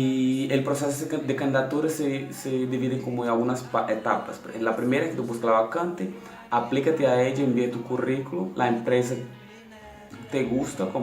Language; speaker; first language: Spanish; non-native, local second language; Portuguese